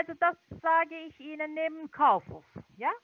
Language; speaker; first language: German; non-native, learner; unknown